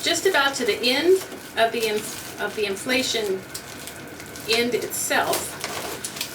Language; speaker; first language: English; native; English